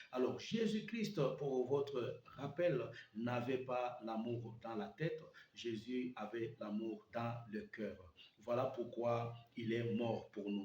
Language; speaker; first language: French; non-native, local second language; Lingala